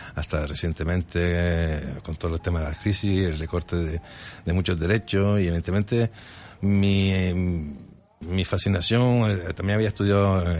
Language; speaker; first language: Spanish; early bilingual, other home language; French